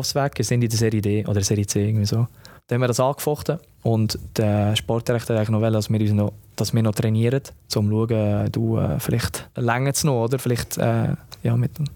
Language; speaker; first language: German; native; German